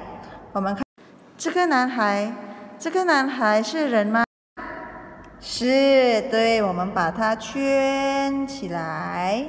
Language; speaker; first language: Chinese; early bilingual, heritage; Indonesian